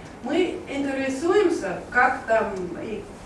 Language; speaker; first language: Russian; non-native, learner; German